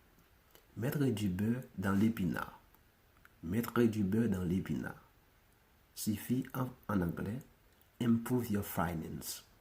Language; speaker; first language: French; non-native, local second language; Haitian Creole